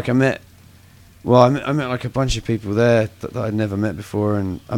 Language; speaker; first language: English; native; English